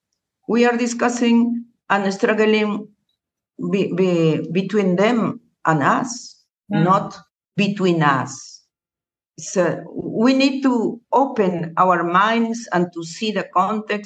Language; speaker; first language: English; non-native, learner; Spanish